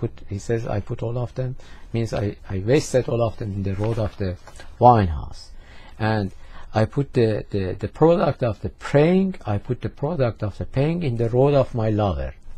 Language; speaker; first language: English; non-native, fluent; Persian